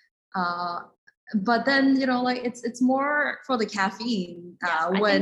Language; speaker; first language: English; non-native, local second language; Chinese